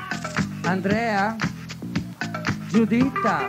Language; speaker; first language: Italian; non-native, fluent; Spanish